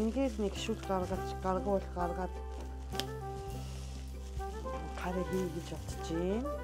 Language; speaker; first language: Mongolian; non-native, fluent; Japanese